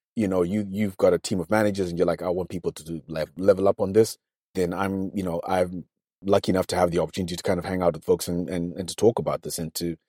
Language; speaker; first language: English; non-native, local second language; Shona